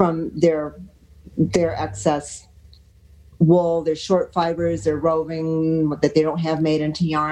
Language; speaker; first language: English; native; English